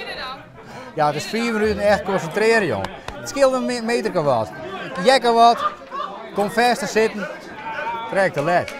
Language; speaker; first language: Dutch; non-native, local second language; Western Frisian